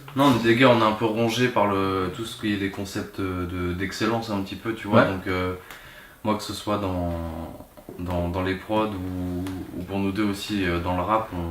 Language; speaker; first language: French; native; French